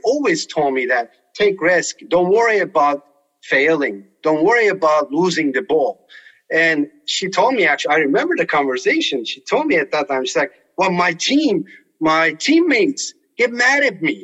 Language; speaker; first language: English; non-native, fluent; Turkish